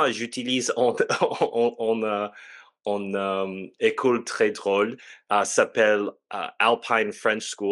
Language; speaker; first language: French; non-native, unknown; English